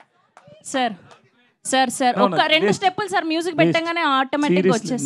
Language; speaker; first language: Telugu; native; Telugu